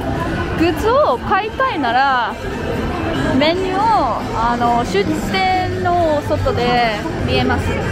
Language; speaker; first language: Japanese; non-native, learner; English